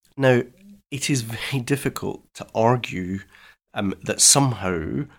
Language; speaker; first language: English; native; English